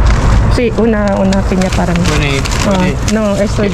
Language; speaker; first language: Spanish; non-native, learner; Filipino